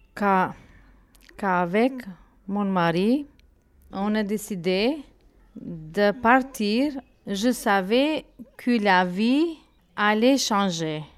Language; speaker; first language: French; non-native, learner; Albanian